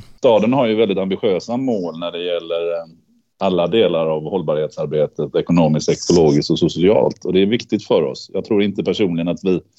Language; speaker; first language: Swedish; native; Swedish